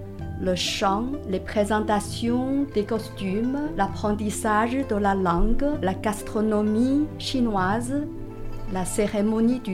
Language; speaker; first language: French; non-native, fluent; Chinese